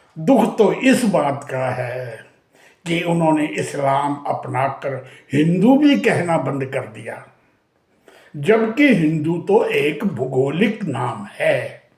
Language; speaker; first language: Hindi; native; Hindi